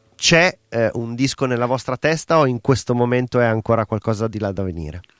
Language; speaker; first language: Italian; native; Italian